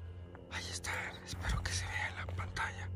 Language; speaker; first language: Spanish; native; Spanish